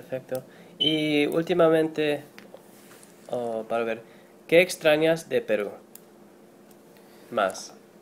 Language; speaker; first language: Spanish; non-native, learner; English